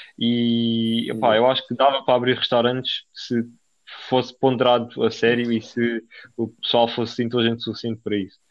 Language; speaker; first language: Portuguese; native; Portuguese